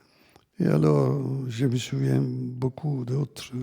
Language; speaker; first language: French; non-native, fluent; Italian